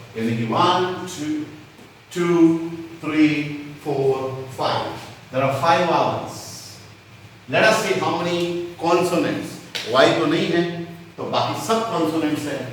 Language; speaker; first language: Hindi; non-native, local second language; Konkani